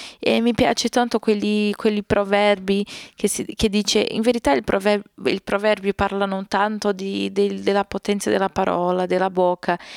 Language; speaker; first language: Italian; non-native, fluent; Portuguese